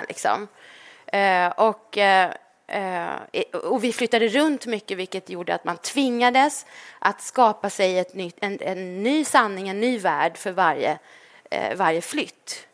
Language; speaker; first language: Swedish; native; Swedish